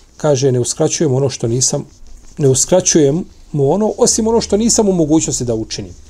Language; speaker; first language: Bosnian; native; Bosnian